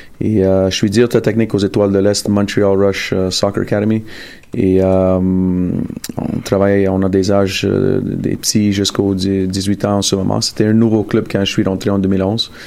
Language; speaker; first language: French; early bilingual, other home language; Italian